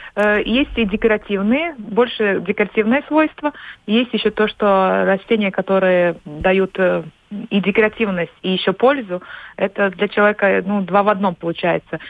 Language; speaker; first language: Russian; non-native, local second language; Latvian